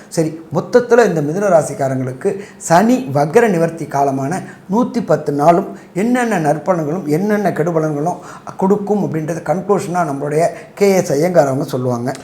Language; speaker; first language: Tamil; native; Tamil